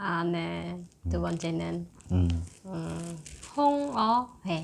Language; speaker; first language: Korean; non-native, learner; Khmer